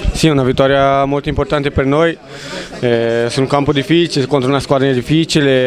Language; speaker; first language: Italian; non-native, fluent; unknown